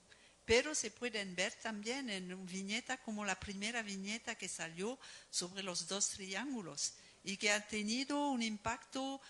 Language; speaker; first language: Spanish; non-native, fluent; French